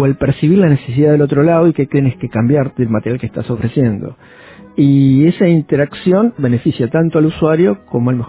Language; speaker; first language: Spanish; native; Spanish